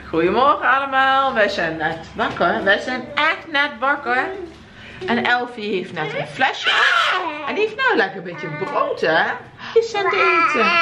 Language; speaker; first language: Dutch; native; Dutch